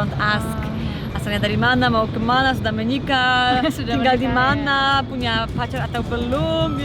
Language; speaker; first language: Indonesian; non-native, fluent; Polish